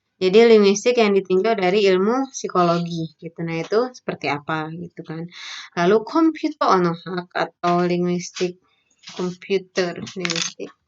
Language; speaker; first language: Indonesian; native; Indonesian